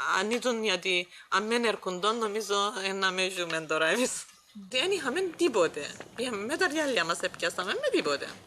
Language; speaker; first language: Greek; non-native, local second language; Turkish